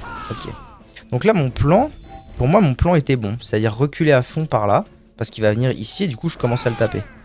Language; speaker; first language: French; native; French